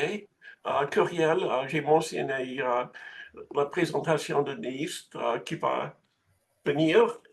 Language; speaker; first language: French; non-native, fluent; English